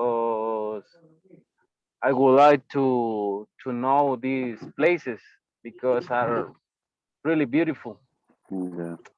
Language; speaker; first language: English; non-native, learner; Spanish